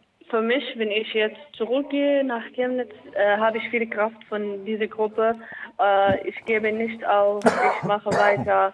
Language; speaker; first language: German; non-native, learner; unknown